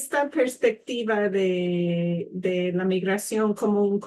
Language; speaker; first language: Spanish; non-native, fluent; English